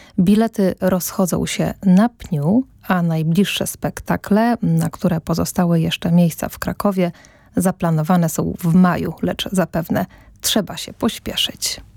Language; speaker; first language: Polish; native; Polish